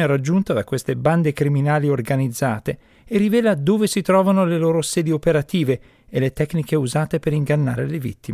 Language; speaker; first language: Italian; native; Italian